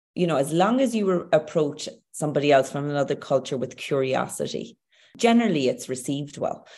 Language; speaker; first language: English; native; English